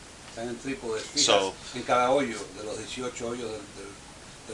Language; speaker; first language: Spanish; native; Spanish